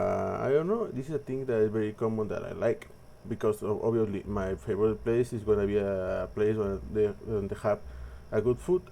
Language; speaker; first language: English; non-native, learner; Spanish